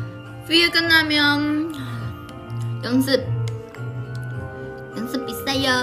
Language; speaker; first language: Korean; non-native, learner; Chinese